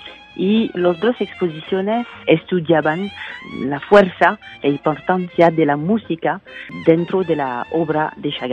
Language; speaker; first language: Spanish; non-native, fluent; French